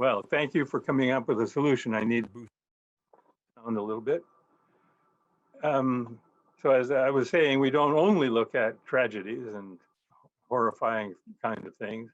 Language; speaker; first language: English; native; English